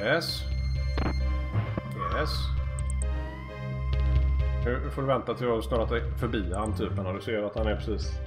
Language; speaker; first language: Swedish; native; Swedish